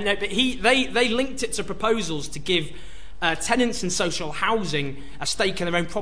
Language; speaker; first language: English; native; English